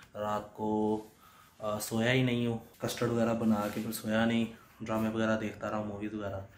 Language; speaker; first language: Urdu; non-native, local second language; Punjabi